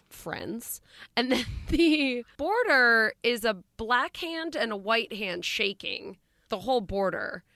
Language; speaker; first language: English; native; English